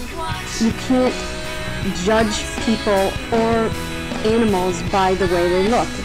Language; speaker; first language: English; native; English